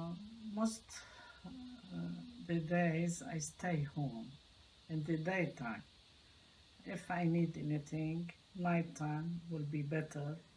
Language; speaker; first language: English; non-native, learner; Arabic